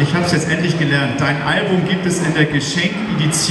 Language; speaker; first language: German; native; German